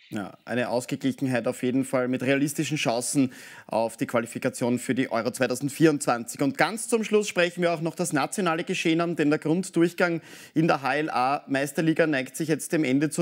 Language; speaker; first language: German; native; German